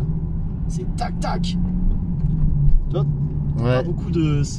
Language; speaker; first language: French; native; French